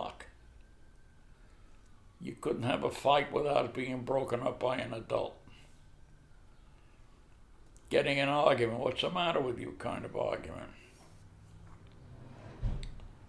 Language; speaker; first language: English; early bilingual, other home language; Yiddish